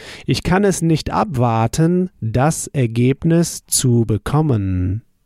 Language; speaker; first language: German; native; German